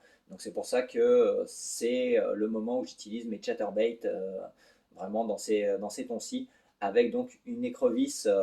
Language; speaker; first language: French; native; French